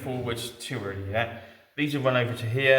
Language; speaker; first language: English; native; English